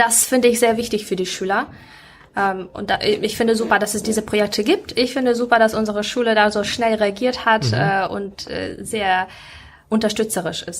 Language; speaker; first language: German; non-native, fluent; Ukrainian